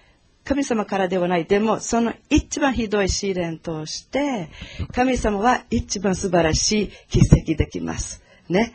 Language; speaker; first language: Japanese; non-native, learner; Portuguese